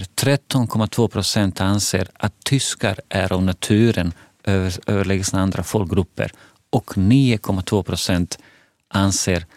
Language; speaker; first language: Swedish; non-native, fluent; Bosnian